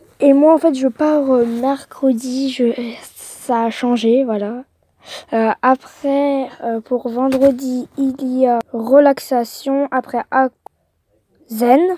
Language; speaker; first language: French; native; French